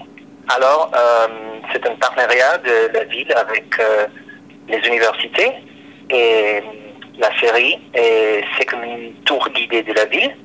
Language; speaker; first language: French; non-native, fluent; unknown